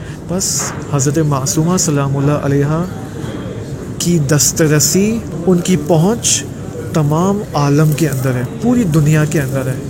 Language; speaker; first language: Urdu; native; Urdu